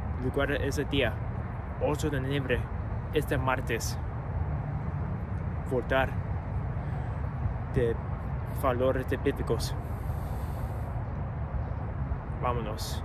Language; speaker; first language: Spanish; non-native, learner; English